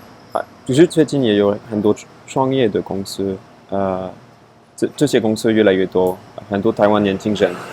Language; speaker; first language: Chinese; non-native, fluent; French